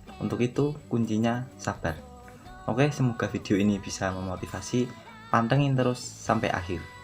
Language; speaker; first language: Indonesian; non-native, local second language; Javanese